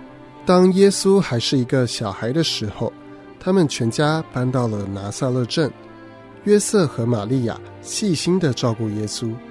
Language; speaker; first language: Chinese; native; Chinese